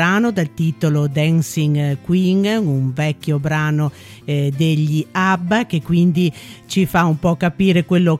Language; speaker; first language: Italian; native; Italian